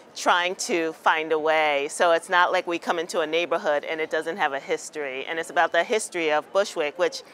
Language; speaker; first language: English; native; English